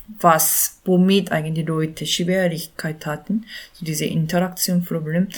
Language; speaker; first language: German; non-native, learner; Korean